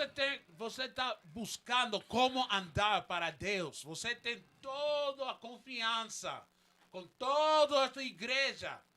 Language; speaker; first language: Portuguese; non-native, learner; Spanish